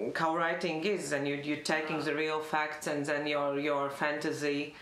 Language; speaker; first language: English; non-native, fluent; Latvian